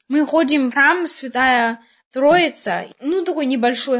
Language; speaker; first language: Russian; early bilingual, heritage; Russian